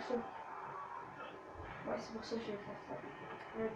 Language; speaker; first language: French; native; French